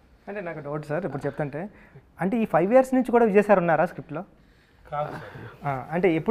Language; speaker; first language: Telugu; native; Telugu